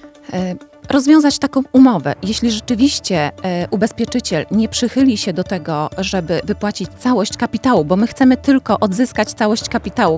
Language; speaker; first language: Polish; native; Polish